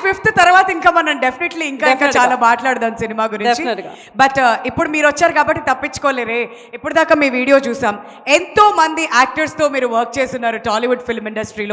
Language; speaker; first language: Telugu; native; Telugu